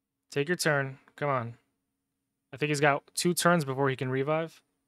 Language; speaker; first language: English; native; English